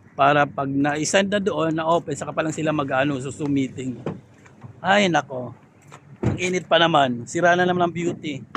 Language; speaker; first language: Filipino; non-native, local second language; Waray